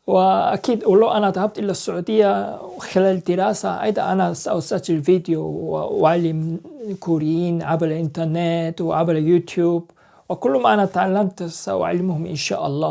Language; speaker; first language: Arabic; non-native, learner; Korean